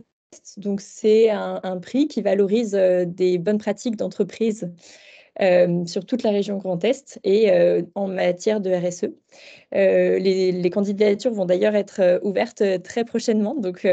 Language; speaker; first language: French; native; French